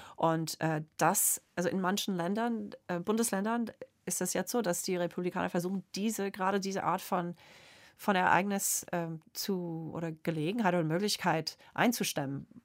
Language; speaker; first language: German; non-native, fluent; English